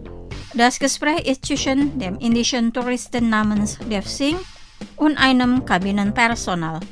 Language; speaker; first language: German; non-native, fluent; Indonesian